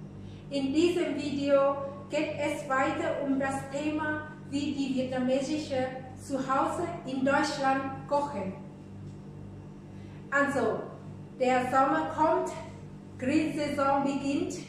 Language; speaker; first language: German; non-native, fluent; Vietnamese